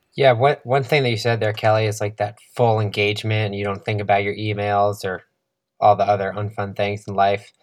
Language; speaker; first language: English; native; English